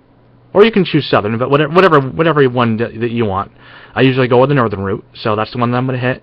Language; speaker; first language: English; native; English